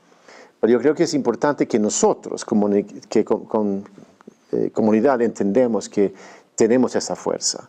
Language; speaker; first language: Spanish; non-native, fluent; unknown